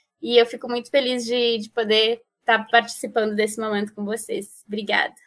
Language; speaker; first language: Portuguese; non-native, fluent; Spanish